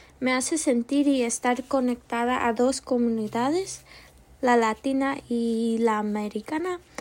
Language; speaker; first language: Spanish; early bilingual, heritage; Spanish